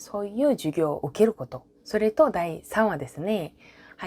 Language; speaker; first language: Japanese; non-native, fluent; Korean